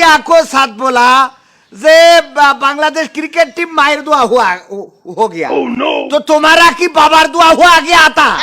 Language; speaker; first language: Hindi; non-native, learner; Bangla